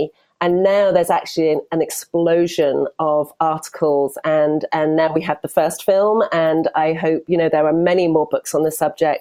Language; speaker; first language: English; native; English